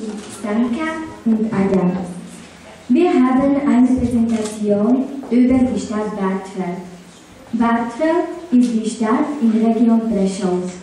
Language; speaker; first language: German; non-native, learner; Slovak